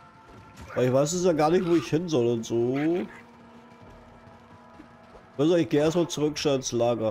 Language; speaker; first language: German; native; German